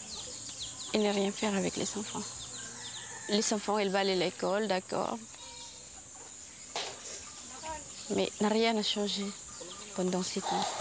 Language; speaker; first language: French; non-native, learner; Filipino